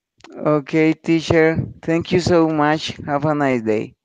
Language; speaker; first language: English; non-native, learner; Spanish